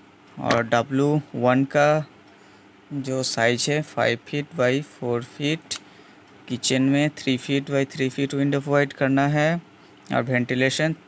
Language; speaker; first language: Hindi; non-native, local second language; Bangla